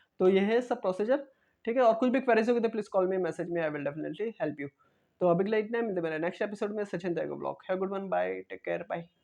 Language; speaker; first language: Hindi; non-native, local second language; Marathi